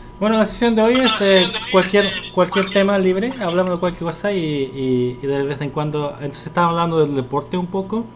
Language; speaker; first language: Spanish; early bilingual, other home language; Korean